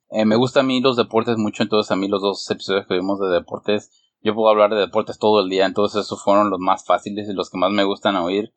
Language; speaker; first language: Spanish; early bilingual, heritage; Spanish